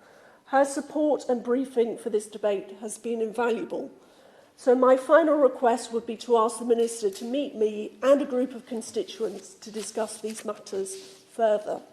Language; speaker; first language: English; native; English